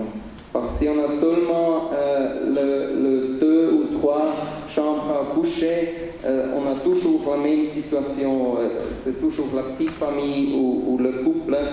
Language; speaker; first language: French; non-native, local second language; Swiss German